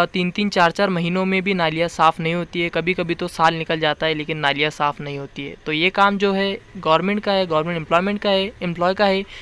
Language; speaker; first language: Hindi; non-native, local second language; Urdu